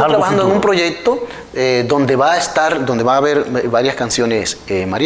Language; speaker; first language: Spanish; native; Spanish